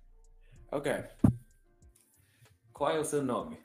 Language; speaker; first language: Portuguese; non-native, learner; English